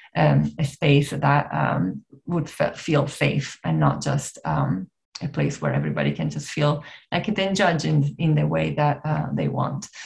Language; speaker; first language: English; non-native, fluent; Italian